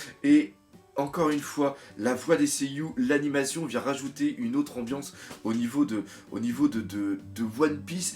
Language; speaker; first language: French; native; French